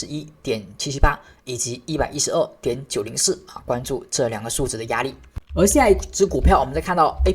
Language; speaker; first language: Chinese; native; Chinese